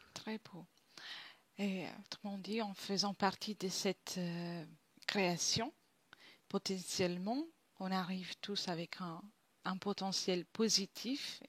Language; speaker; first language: French; non-native, fluent; Italian